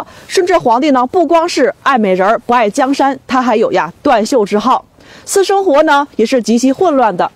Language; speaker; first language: Chinese; native; Chinese